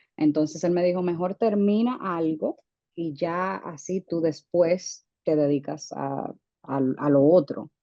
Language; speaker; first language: Spanish; early bilingual, heritage; Spanish